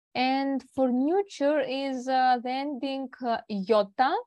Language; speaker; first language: English; non-native, learner; Greek